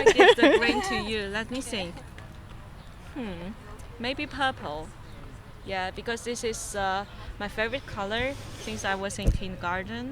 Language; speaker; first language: English; non-native, fluent; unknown